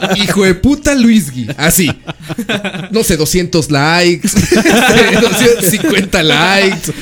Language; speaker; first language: Spanish; native; Spanish